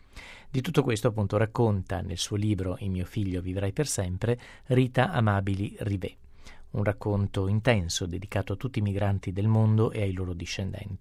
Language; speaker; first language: Italian; native; Italian